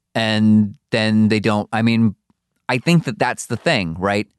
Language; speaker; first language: English; early bilingual, other home language; Hungarian